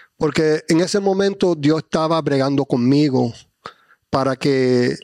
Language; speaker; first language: Spanish; early bilingual, heritage; Spanish